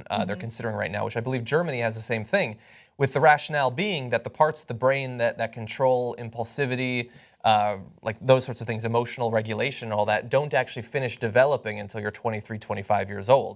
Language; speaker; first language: English; native; English